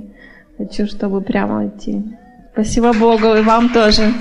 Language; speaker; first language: Russian; early bilingual, heritage; Russian